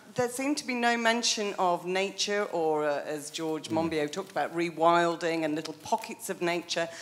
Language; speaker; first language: English; native; English